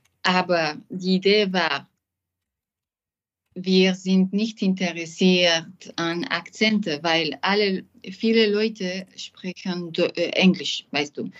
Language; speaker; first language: German; non-native, learner; French